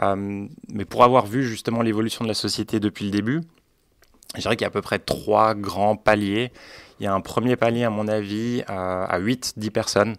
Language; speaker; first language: French; native; French